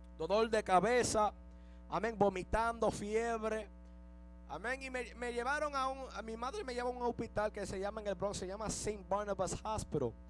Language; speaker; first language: Spanish; early bilingual, heritage; Spanish